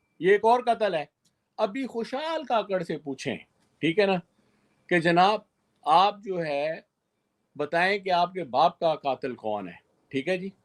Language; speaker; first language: Urdu; non-native, local second language; Sindhi